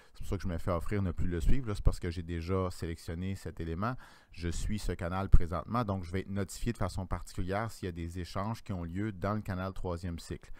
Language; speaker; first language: French; native; French